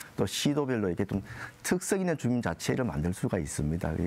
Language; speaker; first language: Korean; native; Korean